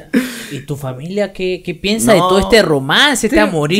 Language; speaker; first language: Spanish; native; Spanish